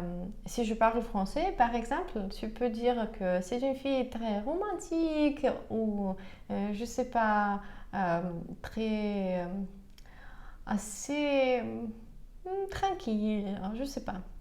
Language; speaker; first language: French; non-native, learner; Russian